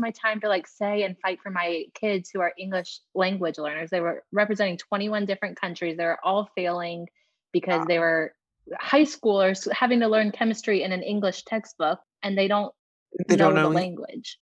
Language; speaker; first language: English; native; English